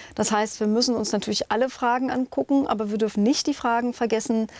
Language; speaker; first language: German; native; German